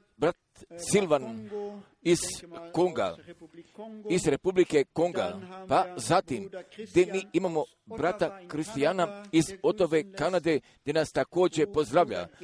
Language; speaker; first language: Croatian; early bilingual, heritage; Croatian